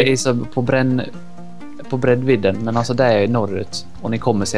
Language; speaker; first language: Swedish; native; Swedish